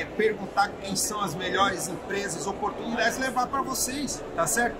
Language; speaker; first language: Portuguese; native; Portuguese